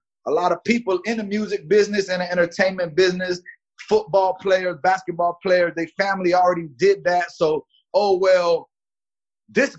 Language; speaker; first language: English; native; English